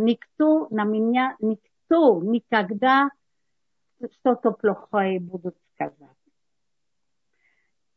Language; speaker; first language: Russian; non-native, learner; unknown